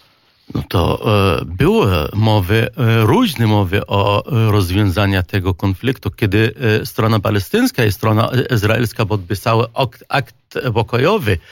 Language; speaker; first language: Polish; non-native, fluent; Arabic